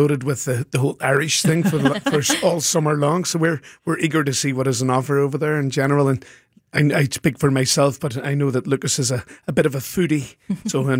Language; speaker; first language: English; native; English